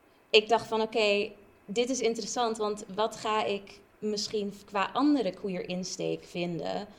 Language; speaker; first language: Dutch; non-native, local second language; Papiamento